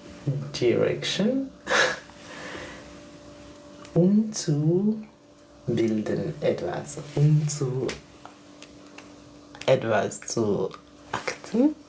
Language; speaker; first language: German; non-native, learner; French